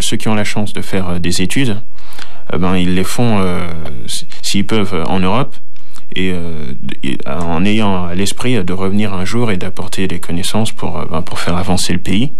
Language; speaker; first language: French; early bilingual, other home language; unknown